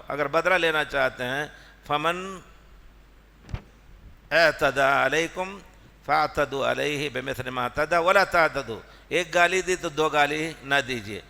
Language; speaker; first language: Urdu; native; Urdu